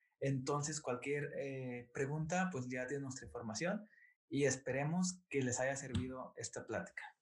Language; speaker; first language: Spanish; native; Spanish